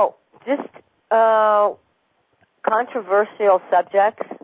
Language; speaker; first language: English; native; English